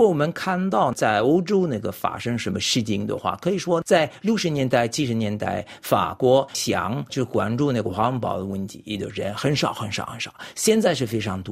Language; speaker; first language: Chinese; non-native, fluent; French